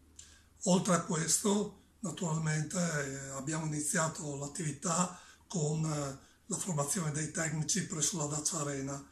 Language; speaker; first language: Italian; native; Italian